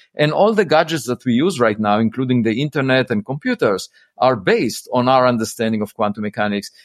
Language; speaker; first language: English; non-native, fluent; Hebrew